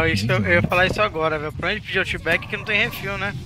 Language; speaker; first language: Portuguese; native; Portuguese